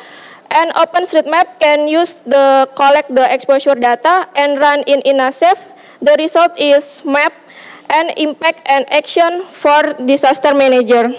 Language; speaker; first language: English; non-native, learner; Indonesian